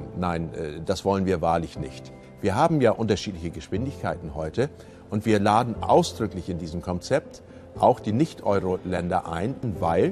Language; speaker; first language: German; native; German